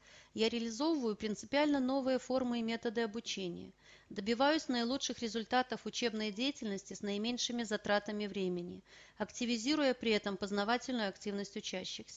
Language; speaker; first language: Russian; native; Russian